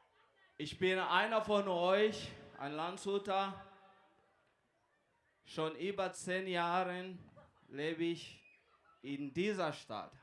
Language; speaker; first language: German; non-native, fluent; Kinyarwanda